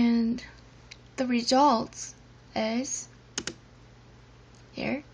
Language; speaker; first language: English; non-native, fluent; Korean